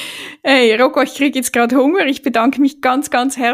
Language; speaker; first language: German; native; German